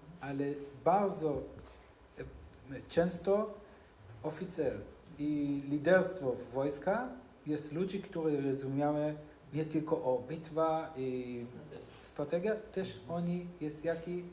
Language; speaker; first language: Polish; non-native, learner; Hebrew